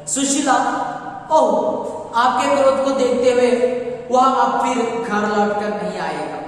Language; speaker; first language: Hindi; non-native, local second language; Kannada